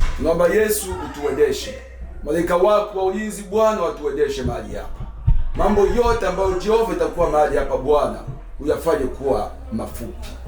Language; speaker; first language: Swahili; native; Swahili